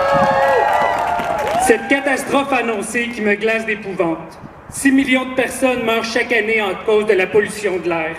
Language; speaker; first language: French; native; French